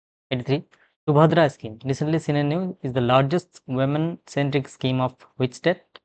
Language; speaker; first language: English; non-native, local second language; Bangla